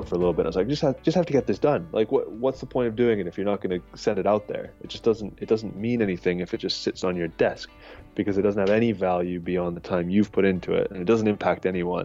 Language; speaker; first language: English; native; English